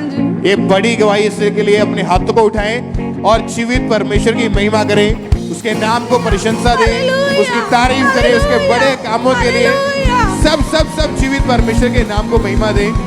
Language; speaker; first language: Hindi; native; Hindi